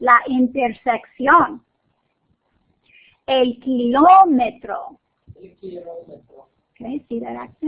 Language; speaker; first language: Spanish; non-native, fluent; English